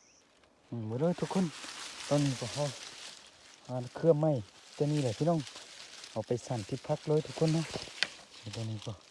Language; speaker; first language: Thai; non-native, local second language; Lahu